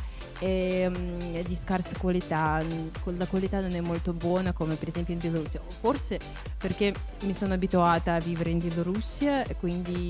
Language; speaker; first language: Italian; non-native, fluent; Russian